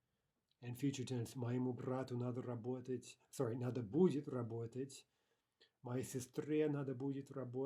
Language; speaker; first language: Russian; non-native, fluent; English